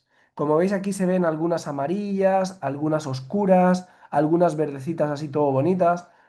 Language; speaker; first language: Spanish; native; Spanish